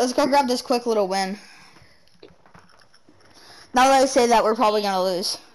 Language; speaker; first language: English; native; English